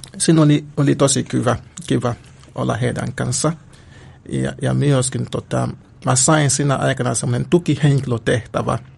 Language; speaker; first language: Finnish; non-native, learner; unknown